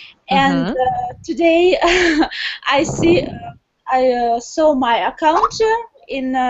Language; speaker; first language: English; non-native, learner; Russian